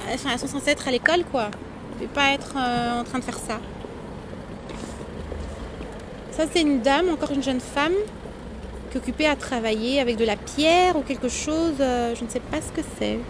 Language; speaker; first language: French; native; French